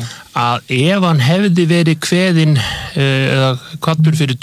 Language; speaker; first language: Icelandic; native; Icelandic